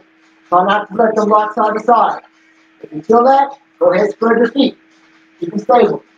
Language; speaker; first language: English; native; English